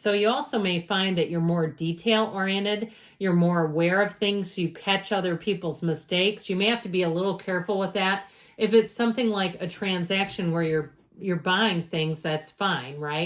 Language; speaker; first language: English; native; English